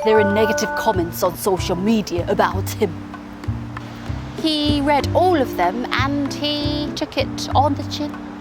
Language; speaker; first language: English; non-native, fluent; Korean